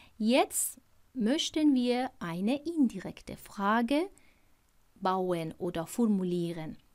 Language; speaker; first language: German; non-native, fluent; Persian